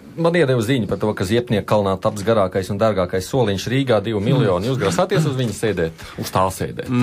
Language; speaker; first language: Latvian; native; Latvian